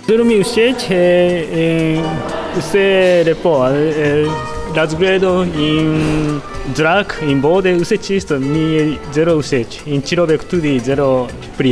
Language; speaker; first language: Slovenian; non-native, learner; Japanese